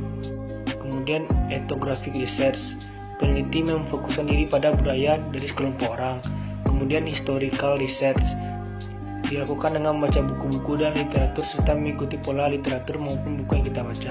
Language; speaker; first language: Indonesian; native; Indonesian